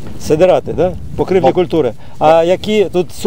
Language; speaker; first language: Ukrainian; native; Ukrainian